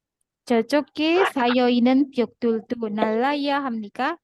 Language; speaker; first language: Korean; non-native, learner; Indonesian